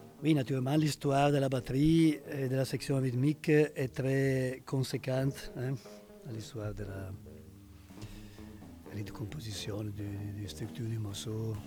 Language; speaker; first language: French; non-native, fluent; Italian